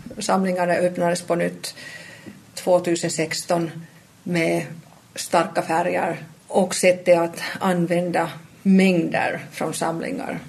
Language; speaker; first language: Swedish; non-native, local second language; Finnish